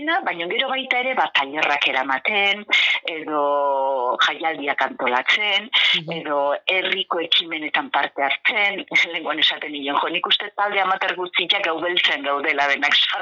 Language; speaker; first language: Basque; native; Basque